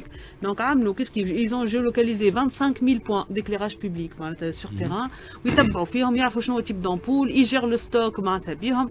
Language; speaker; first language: Arabic; native; Arabic